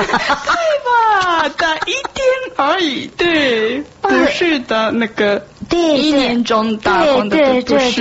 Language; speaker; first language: Chinese; non-native, learner; Japanese